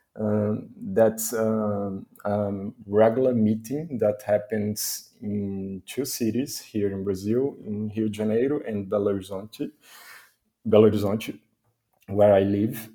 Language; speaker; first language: English; non-native, fluent; Portuguese